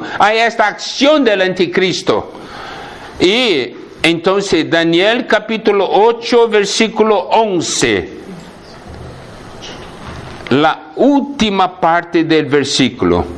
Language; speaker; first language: Spanish; non-native, fluent; Portuguese